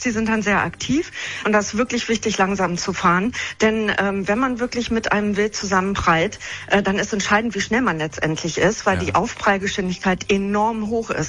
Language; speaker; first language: German; native; German